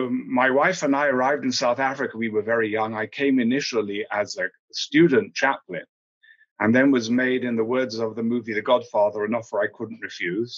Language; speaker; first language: English; native; English